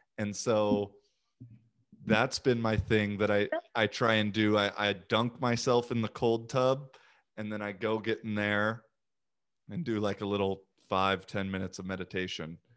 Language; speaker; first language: English; native; English